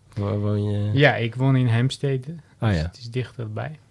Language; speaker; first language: Dutch; non-native, fluent; Armenian